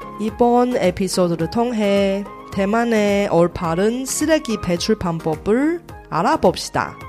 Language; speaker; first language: Korean; non-native, fluent; Chinese